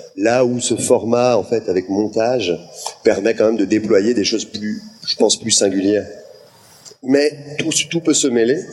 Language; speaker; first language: French; native; French